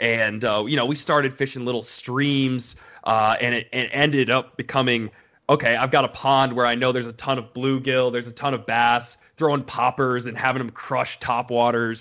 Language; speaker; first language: English; native; English